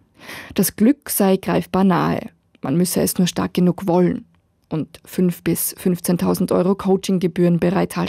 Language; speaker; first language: German; native; German